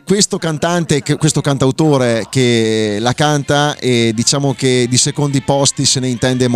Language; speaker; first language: Italian; native; Italian